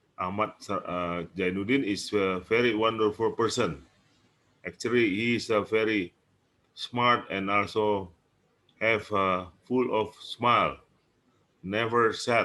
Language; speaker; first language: English; non-native, learner; Indonesian